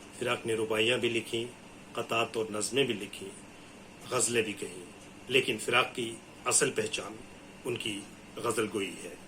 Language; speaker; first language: Urdu; native; Urdu